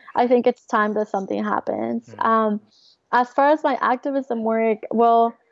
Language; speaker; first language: English; early bilingual, other home language; Spanish